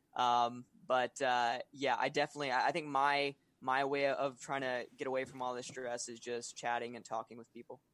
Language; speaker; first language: English; native; English